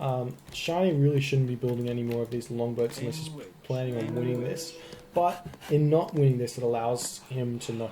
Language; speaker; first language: English; native; English